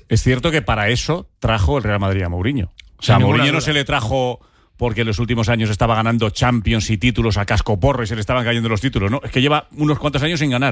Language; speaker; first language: Spanish; native; Spanish